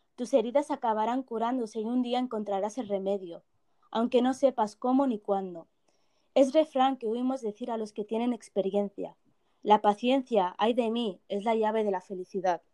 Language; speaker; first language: Spanish; early bilingual, other home language; Arabic